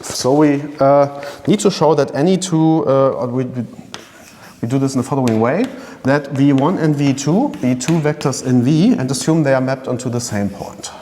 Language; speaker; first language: English; non-native, fluent; German